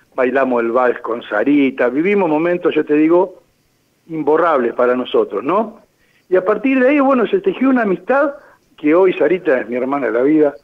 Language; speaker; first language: Spanish; native; Spanish